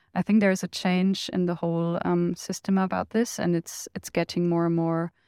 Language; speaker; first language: English; non-native, fluent; German